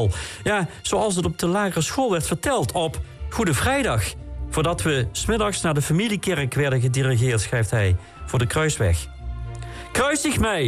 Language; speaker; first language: Dutch; native; Dutch